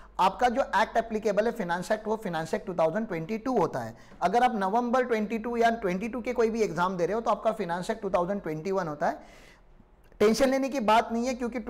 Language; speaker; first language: Hindi; non-native, local second language; Marathi